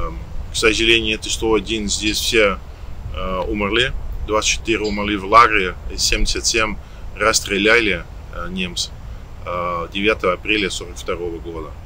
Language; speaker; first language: Russian; non-native, learner; Dutch